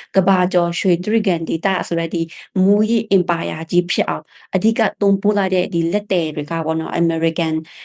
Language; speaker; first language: Burmese; non-native, local second language; Shan